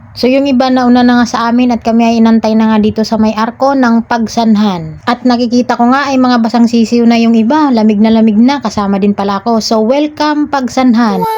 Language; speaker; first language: Filipino; non-native, local second language; Cebuano